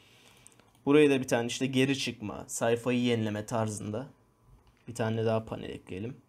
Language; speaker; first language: Turkish; native; Turkish